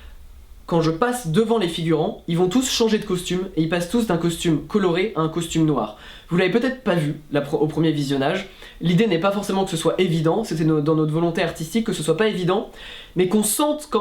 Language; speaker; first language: French; native; French